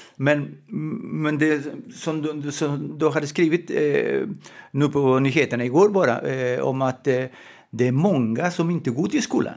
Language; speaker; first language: Swedish; non-native, fluent; Spanish